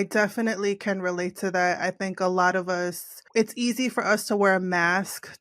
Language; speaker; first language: English; native; English